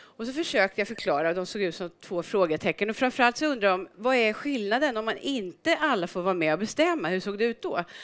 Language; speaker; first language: Swedish; native; Swedish